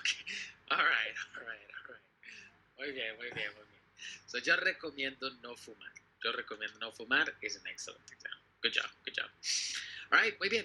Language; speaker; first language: Spanish; non-native, fluent; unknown